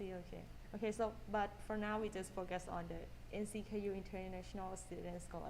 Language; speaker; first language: English; non-native, fluent; Thai